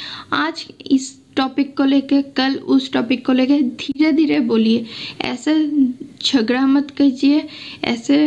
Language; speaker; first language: Hindi; non-native, local second language; Assamese